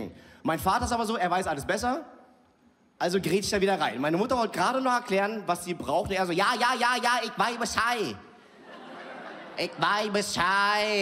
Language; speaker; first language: German; early bilingual, other home language; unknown